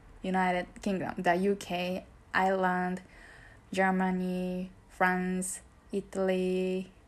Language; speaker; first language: English; non-native, learner; Japanese